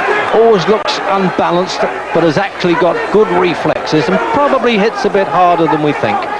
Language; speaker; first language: English; native; English